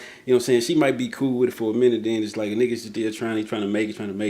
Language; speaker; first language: English; native; English